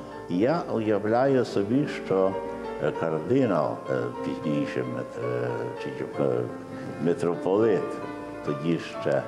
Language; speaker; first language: Ukrainian; early bilingual, heritage; Ukrainian